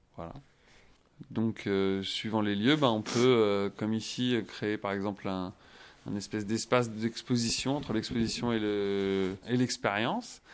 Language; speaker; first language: French; native; French